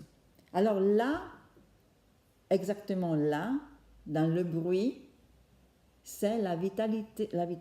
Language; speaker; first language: French; non-native, fluent; Italian